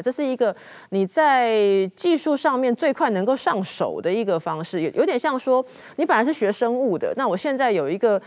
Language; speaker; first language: Chinese; native; Chinese